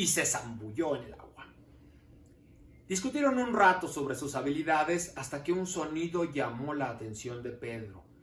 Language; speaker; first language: Spanish; native; Spanish